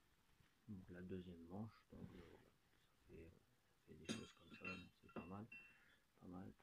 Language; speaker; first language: French; native; French